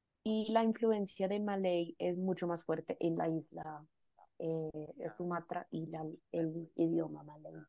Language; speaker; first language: Spanish; non-native, fluent; Indonesian